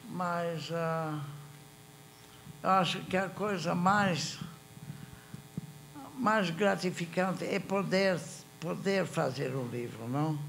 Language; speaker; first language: Portuguese; non-native, fluent; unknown